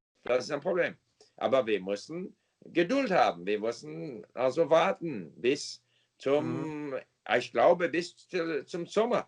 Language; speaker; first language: German; non-native, fluent; English